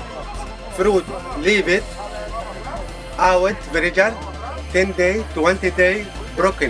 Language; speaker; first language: English; non-native, learner; Arabic